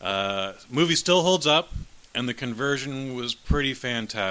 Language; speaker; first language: English; native; English